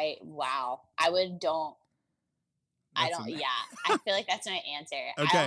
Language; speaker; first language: English; native; English